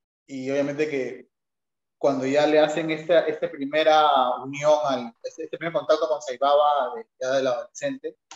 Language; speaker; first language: Spanish; native; Spanish